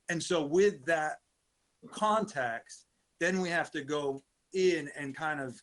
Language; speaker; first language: English; native; English